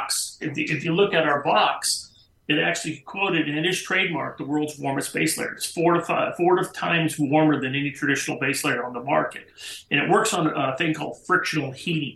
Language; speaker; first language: English; native; English